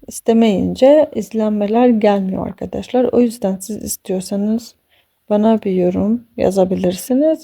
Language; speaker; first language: Turkish; non-native, fluent; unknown